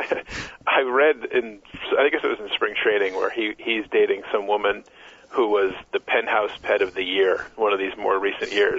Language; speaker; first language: English; native; English